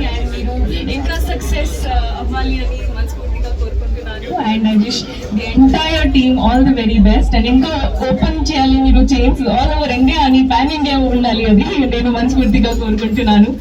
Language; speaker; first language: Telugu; non-native, learner; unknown